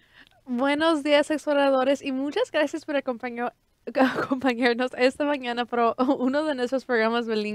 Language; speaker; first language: Spanish; early bilingual, heritage; Spanish